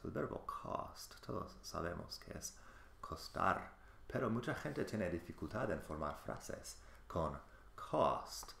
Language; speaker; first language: Spanish; non-native, fluent; English